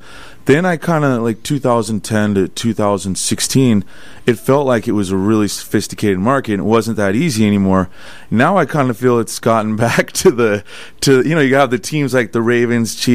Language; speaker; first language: English; native; English